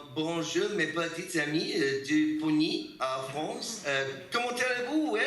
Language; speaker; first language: French; non-native, learner; English